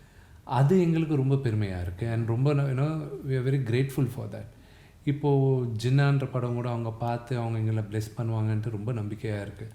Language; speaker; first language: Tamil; non-native, local second language; Telugu